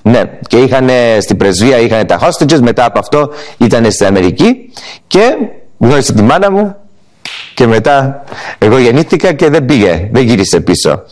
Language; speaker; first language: Greek; early bilingual, heritage; Greek